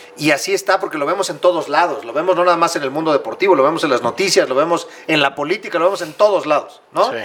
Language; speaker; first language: Spanish; native; Spanish